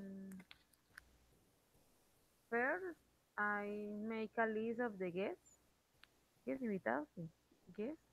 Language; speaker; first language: English; non-native, learner; Spanish